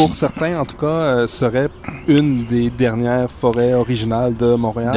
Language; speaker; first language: French; native; French